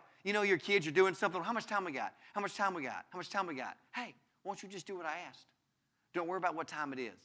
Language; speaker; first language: English; native; English